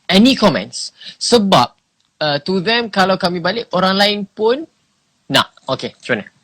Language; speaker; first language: Malay; native; Malay